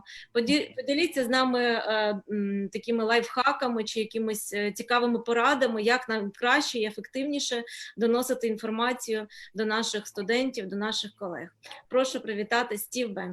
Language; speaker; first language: Ukrainian; native; Ukrainian